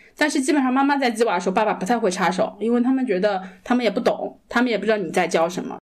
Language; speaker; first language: Chinese; native; Chinese